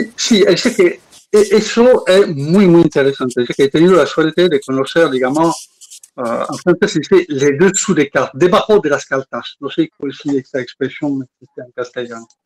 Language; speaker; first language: Spanish; non-native, fluent; Arabic